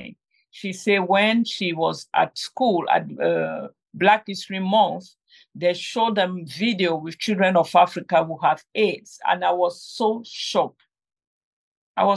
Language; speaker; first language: English; non-native, local second language; French